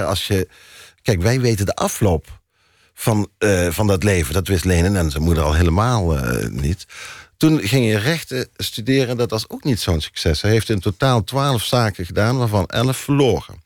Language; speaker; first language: Dutch; native; Dutch